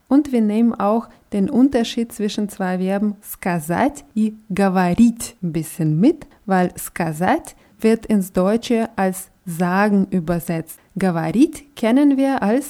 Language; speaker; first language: German; non-native, fluent; Russian